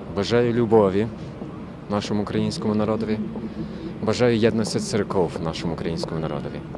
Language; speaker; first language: Ukrainian; native; Ukrainian